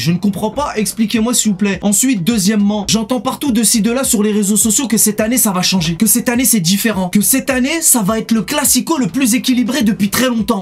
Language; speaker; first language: French; native; French